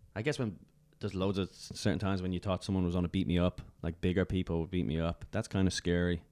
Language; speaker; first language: English; native; English